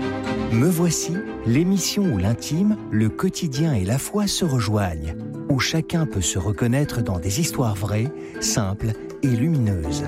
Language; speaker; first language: French; native; French